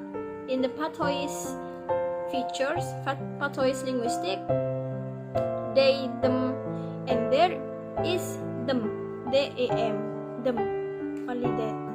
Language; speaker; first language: English; non-native, learner; Indonesian